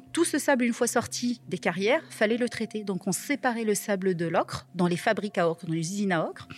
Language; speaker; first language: French; non-native, local second language; Arabic